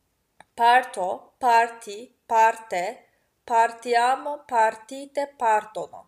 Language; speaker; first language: Italian; non-native, fluent; Turkish